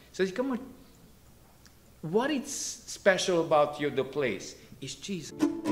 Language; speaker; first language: English; non-native, learner; Romanian